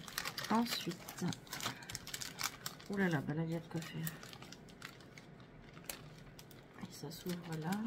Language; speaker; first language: French; native; French